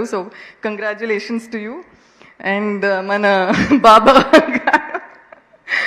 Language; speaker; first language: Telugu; non-native, local second language; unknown